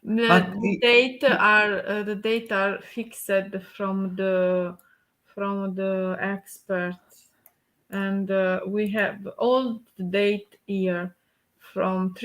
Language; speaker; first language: English; non-native, learner; Italian